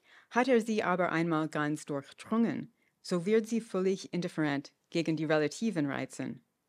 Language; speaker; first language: German; non-native, fluent; English